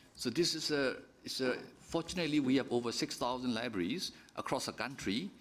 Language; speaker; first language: English; non-native, fluent; Burmese